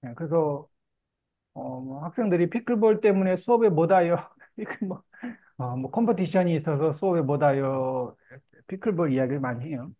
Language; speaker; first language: Korean; native; Korean